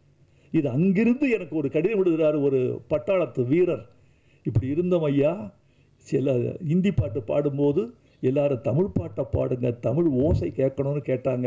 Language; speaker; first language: Tamil; native; Tamil